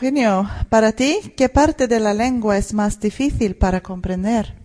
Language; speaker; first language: Spanish; non-native, fluent; Swedish